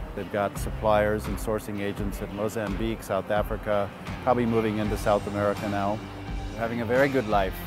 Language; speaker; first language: English; native; English